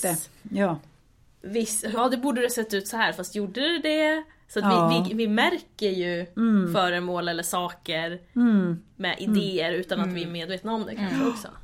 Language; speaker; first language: Swedish; native; Swedish